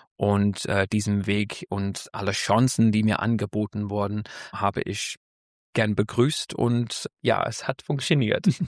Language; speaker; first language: German; non-native, fluent; English